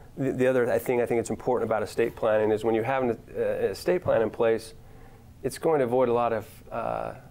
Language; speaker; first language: English; native; English